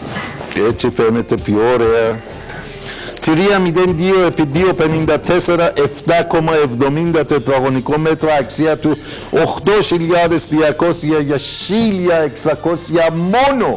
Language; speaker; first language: Greek; non-native, learner; Persian